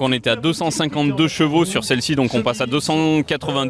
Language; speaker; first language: French; native; French